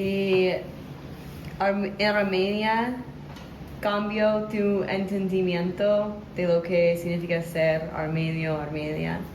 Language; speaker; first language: Spanish; non-native, learner; English